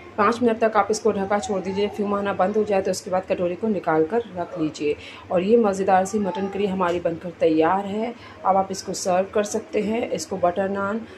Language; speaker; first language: Hindi; native; Hindi